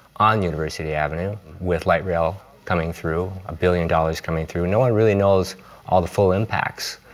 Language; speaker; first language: English; native; English